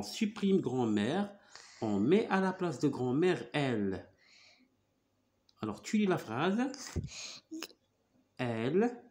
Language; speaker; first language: French; non-native, local second language; Arabic